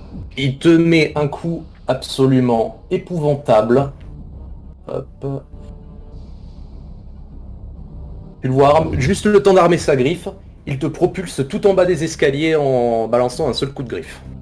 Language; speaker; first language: French; native; French